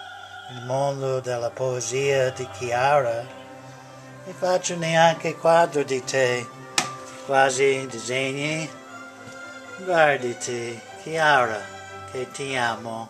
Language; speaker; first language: Italian; non-native, learner; English